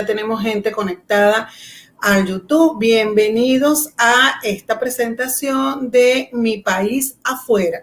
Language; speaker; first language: Spanish; native; Spanish